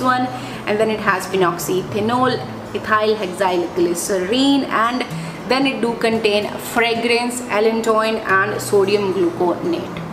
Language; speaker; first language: English; non-native, local second language; Hindi